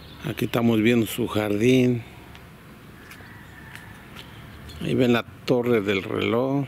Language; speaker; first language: Spanish; native; Spanish